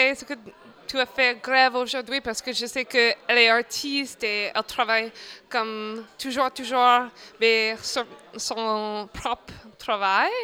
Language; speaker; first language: French; non-native, fluent; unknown